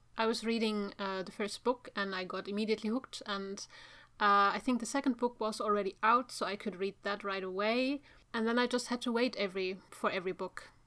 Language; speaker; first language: English; non-native, fluent; Czech